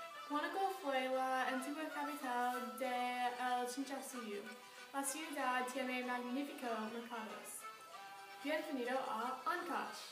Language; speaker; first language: Spanish; non-native, learner; English